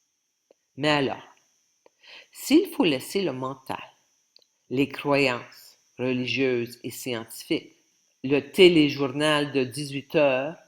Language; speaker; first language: French; native; French